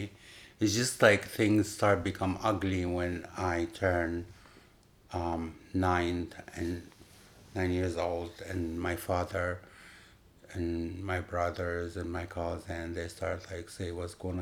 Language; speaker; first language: English; non-native, fluent; Arabic